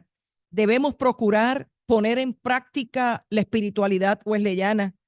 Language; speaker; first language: Spanish; native; Spanish